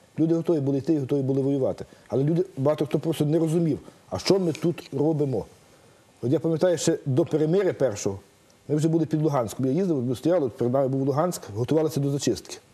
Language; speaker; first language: Ukrainian; native; Ukrainian